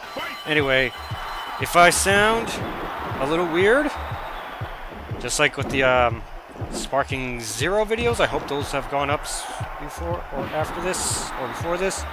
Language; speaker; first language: English; native; English